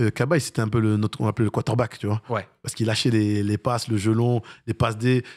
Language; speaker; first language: French; native; French